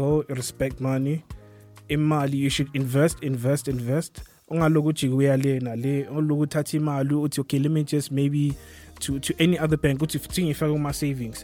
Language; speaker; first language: English; non-native, local second language; Zulu